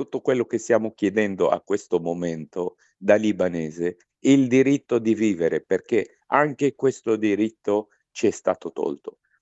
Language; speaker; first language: Italian; non-native, fluent; Arabic